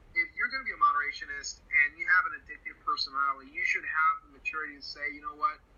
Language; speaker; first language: English; non-native, fluent; Spanish